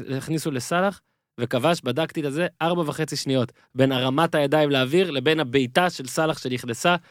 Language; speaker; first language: Hebrew; native; Hebrew